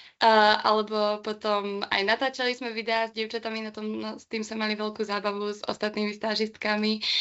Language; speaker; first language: Slovak; native; Slovak